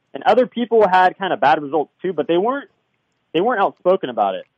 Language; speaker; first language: English; native; English